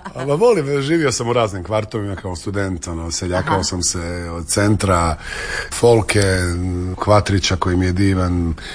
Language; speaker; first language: Croatian; native; Croatian